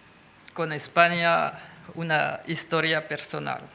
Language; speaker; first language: Spanish; non-native, fluent; French